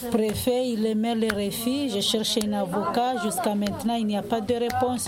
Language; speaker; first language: French; non-native, learner; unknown